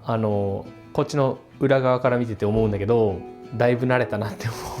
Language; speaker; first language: Japanese; native; Japanese